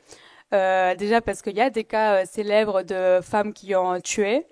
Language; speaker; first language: French; native; French